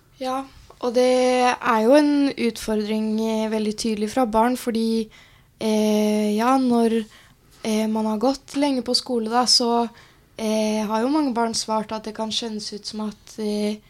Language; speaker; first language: Norwegian; native; Norwegian